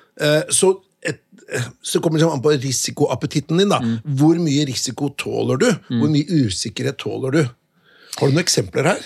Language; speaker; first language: Norwegian; native; Norwegian